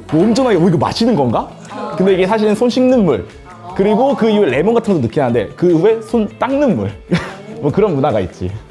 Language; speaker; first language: Korean; early bilingual, heritage; Korean